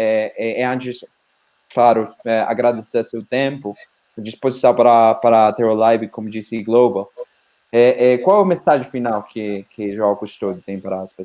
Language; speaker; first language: Portuguese; non-native, fluent; Spanish